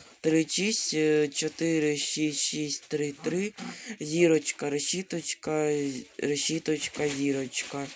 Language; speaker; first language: Ukrainian; non-native, local second language; Russian